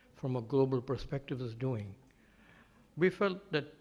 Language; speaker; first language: English; native; English